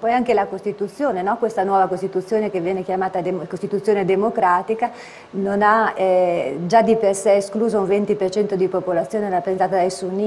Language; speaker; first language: Italian; native; Italian